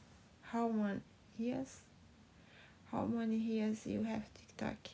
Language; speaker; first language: English; non-native, learner; Portuguese